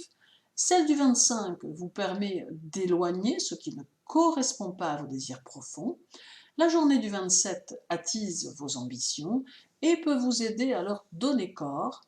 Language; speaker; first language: French; native; French